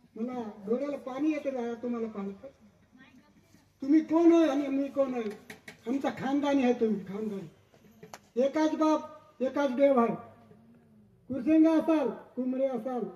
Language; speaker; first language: Marathi; non-native, local second language; Gondi